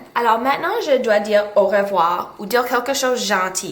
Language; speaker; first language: French; non-native, local second language; English